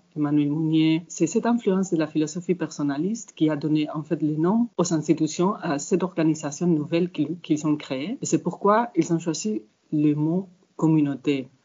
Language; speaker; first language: French; non-native, fluent; Spanish